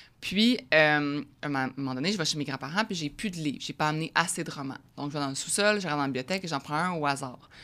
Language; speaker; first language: French; native; French